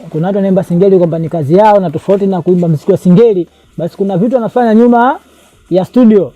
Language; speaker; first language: Swahili; native; Swahili